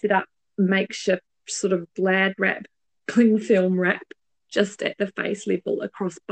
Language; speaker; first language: English; native; English